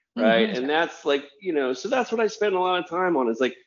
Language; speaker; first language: English; native; English